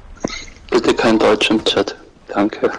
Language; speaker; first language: German; non-native, learner; English